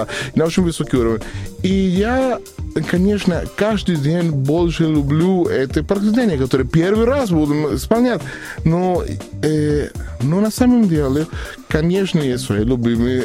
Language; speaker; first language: Russian; non-native, learner; Spanish